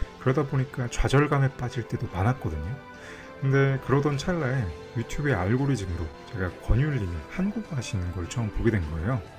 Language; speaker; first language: Korean; native; Korean